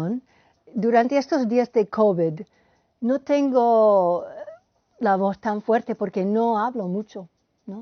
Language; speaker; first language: Spanish; non-native, fluent; English